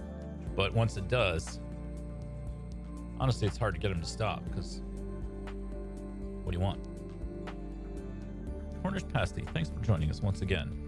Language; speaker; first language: English; native; English